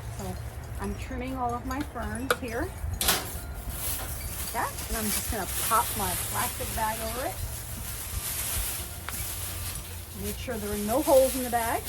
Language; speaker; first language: English; native; English